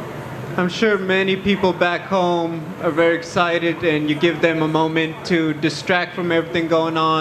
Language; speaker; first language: English; non-native, learner; Ukrainian